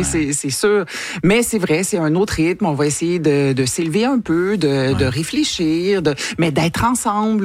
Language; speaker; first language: French; native; French